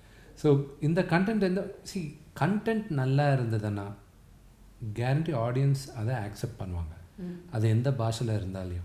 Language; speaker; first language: Tamil; non-native, local second language; Telugu